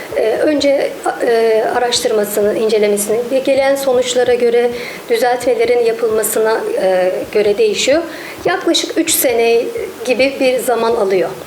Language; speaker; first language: Turkish; native; Turkish